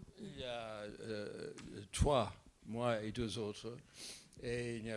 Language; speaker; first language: French; non-native, fluent; English